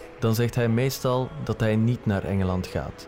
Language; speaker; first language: Dutch; native; Dutch